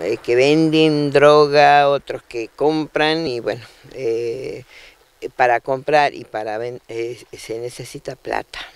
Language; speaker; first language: Spanish; native; Spanish